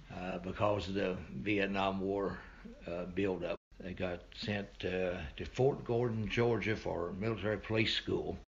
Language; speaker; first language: English; native; English